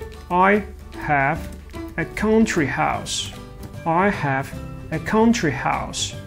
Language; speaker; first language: English; non-native, fluent; Russian